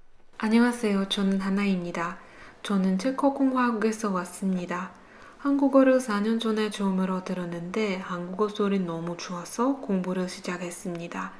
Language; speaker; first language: Korean; non-native, learner; Czech